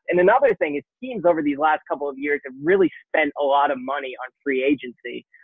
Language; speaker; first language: English; native; English